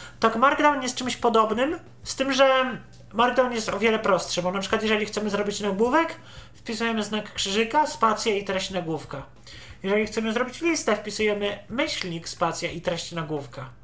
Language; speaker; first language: Polish; native; Polish